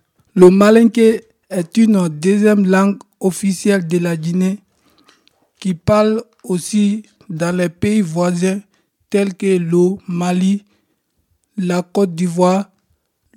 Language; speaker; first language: French; non-native, local second language; Mandingo